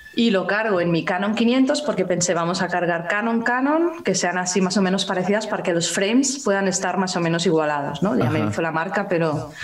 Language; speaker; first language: Spanish; native; Spanish